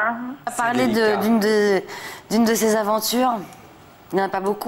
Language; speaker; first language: French; native; French